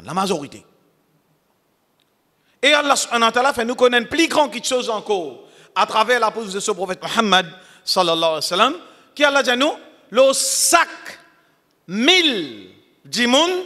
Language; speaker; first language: French; non-native, local second language; Morisyen